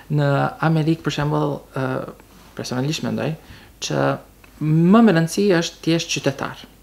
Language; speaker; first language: Albanian; early bilingual, heritage; Albanian